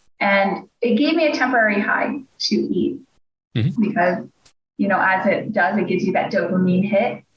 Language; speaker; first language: English; native; English